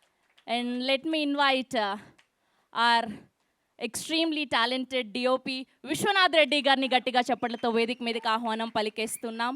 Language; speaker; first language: Telugu; native; Telugu